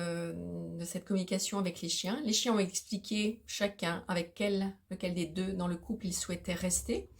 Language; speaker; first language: French; native; French